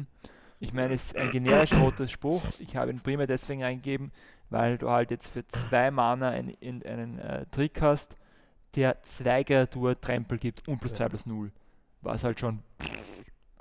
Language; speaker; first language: German; native; German